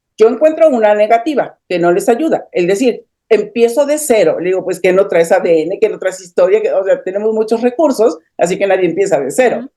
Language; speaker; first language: Spanish; native; Spanish